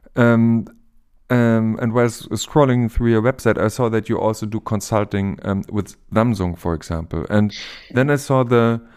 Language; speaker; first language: English; non-native, fluent; German